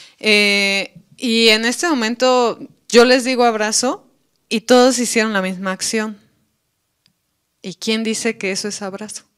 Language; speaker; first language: Spanish; native; Spanish